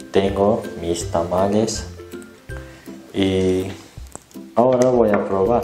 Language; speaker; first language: Spanish; non-native, learner; Turkish